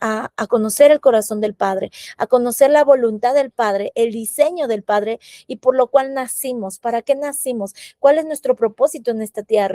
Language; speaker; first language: Spanish; native; Spanish